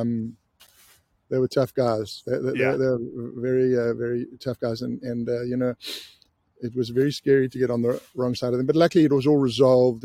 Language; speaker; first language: English; native; English